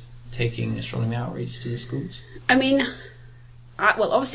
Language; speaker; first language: English; native; English